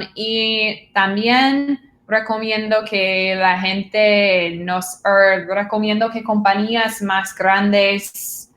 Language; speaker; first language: Spanish; non-native, fluent; English